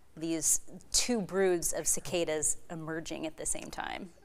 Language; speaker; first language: English; native; English